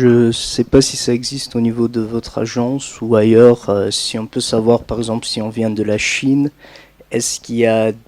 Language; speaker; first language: French; non-native, fluent; English